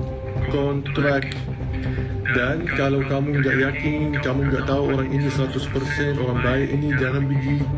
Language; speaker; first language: Indonesian; non-native, fluent; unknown